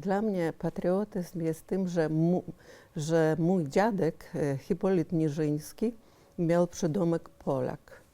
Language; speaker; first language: Polish; early bilingual, heritage; Polish